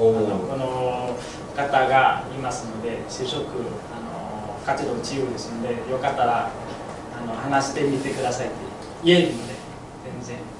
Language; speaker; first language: Japanese; non-native, learner; Vietnamese